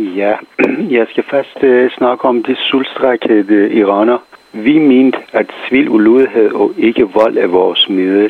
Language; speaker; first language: Danish; non-native, fluent; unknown